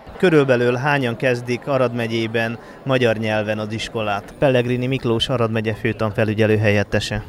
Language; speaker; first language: Hungarian; native; Hungarian